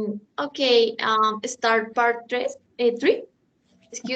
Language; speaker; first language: English; non-native, learner; Spanish